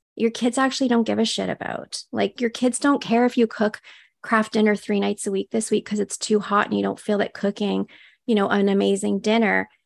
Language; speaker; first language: English; native; English